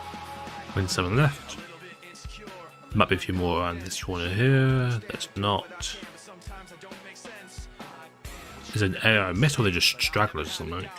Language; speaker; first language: English; native; English